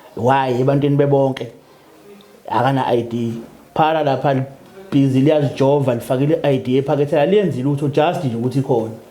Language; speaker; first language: Zulu; native; Zulu